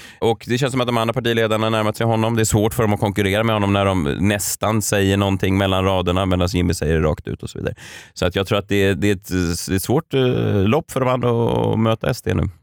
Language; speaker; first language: Swedish; native; Swedish